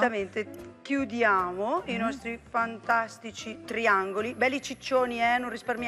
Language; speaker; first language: Italian; native; Italian